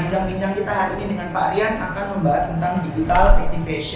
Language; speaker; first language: Indonesian; native; Indonesian